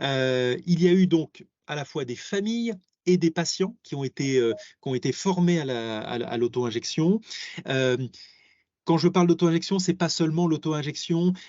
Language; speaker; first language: French; native; French